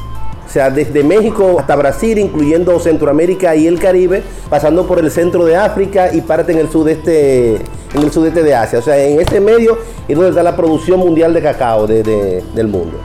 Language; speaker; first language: Spanish; native; Spanish